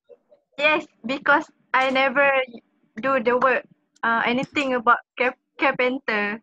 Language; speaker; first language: English; non-native, local second language; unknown